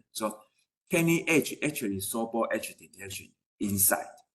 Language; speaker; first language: English; non-native, fluent; Chinese